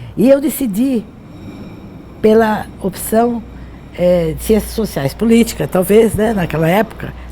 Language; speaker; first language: Portuguese; native; Portuguese